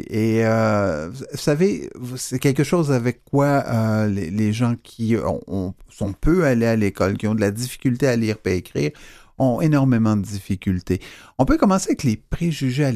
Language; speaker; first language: French; native; French